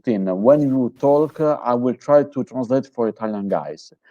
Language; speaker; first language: English; non-native, fluent; Italian